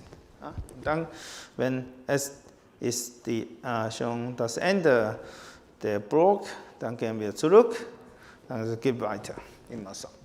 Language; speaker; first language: German; non-native, fluent; Chinese